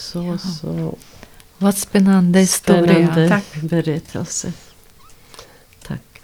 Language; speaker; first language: Swedish; non-native, fluent; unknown